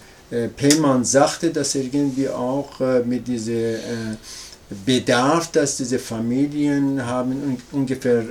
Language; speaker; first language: German; non-native, learner; Persian